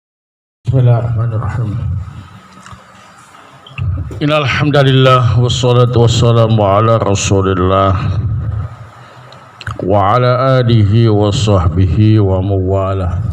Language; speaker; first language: Arabic; non-native, fluent; Indonesian